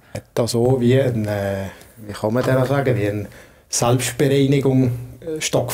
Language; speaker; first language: German; native; German